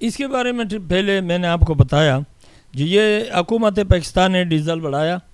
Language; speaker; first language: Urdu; non-native, local second language; Pashto